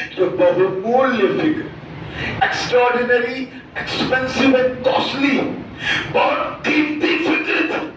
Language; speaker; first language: Urdu; native; Urdu